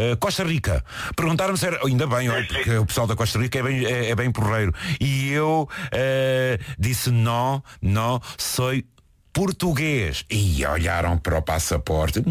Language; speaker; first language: Portuguese; native; Portuguese